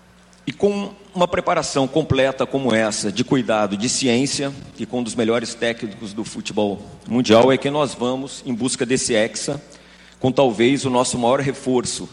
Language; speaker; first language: Portuguese; native; Portuguese